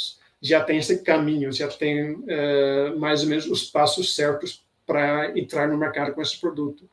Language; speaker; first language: Portuguese; non-native, fluent; Dutch